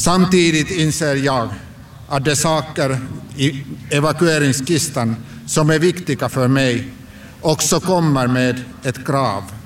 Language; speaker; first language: Swedish; non-native, local second language; Finnish